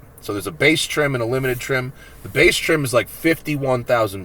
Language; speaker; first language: English; native; English